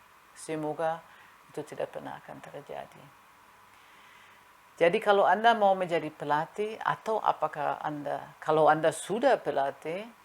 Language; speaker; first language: Indonesian; non-native, fluent; German